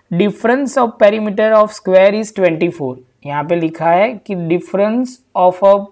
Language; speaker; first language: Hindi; non-native, local second language; Gujarati